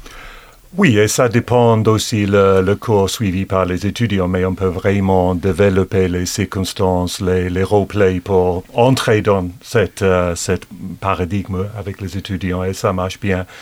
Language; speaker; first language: French; non-native, fluent; English